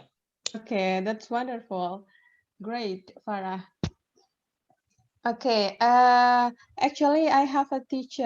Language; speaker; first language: English; non-native, fluent; Indonesian